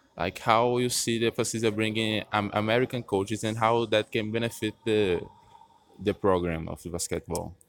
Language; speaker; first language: English; non-native, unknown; Portuguese